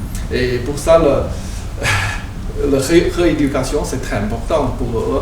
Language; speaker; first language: French; non-native, learner; Chinese